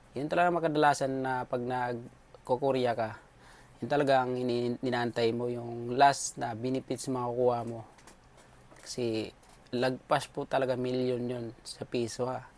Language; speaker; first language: Filipino; non-native, local second language; Cebuano